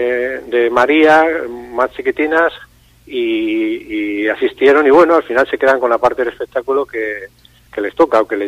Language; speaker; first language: Spanish; native; Spanish